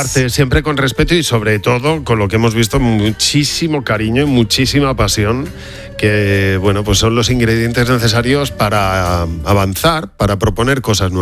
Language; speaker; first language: Spanish; native; Spanish